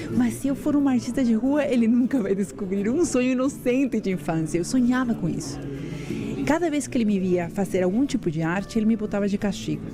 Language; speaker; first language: Portuguese; non-native, fluent; Spanish